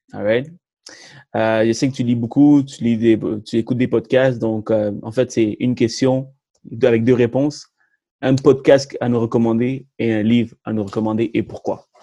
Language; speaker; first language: French; early bilingual, other home language; Tamil